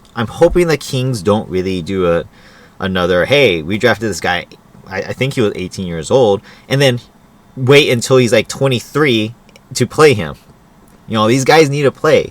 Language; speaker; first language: English; native; English